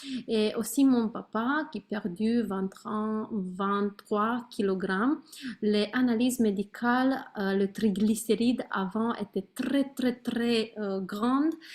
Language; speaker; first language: French; non-native, learner; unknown